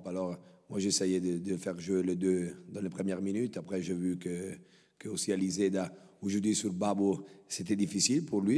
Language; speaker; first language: French; non-native, local second language; Italian